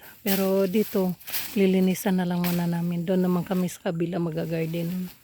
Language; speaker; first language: Filipino; native; Filipino